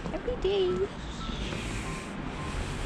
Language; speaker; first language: English; non-native, learner; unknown